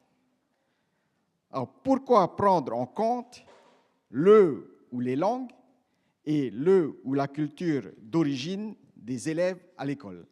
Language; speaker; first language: French; native; French